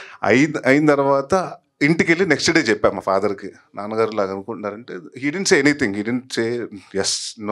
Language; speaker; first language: Telugu; native; Telugu